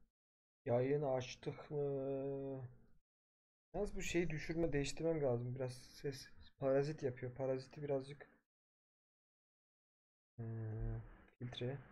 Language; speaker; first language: Turkish; native; Turkish